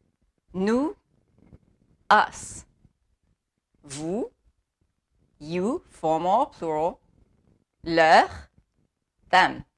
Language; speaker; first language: French; non-native, fluent; English